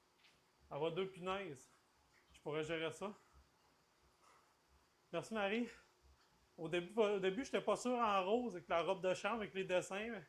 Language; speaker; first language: French; native; French